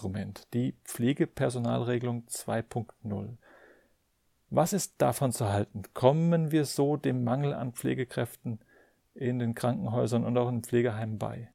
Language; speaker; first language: German; native; German